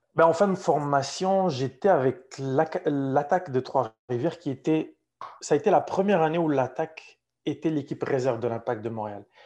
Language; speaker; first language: French; non-native, local second language; Arabic